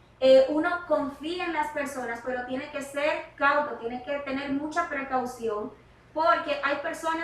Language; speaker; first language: Spanish; native; Spanish